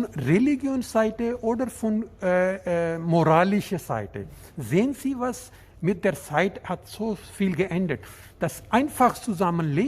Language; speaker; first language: German; non-native, learner; Urdu